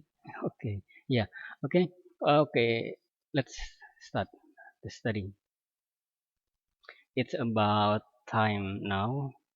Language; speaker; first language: English; non-native, learner; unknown